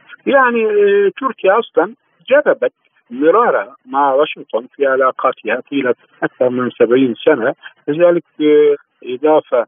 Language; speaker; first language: Arabic; non-native, fluent; Turkish